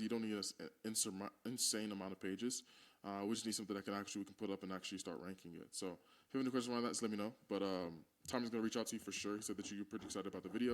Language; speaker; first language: English; native; English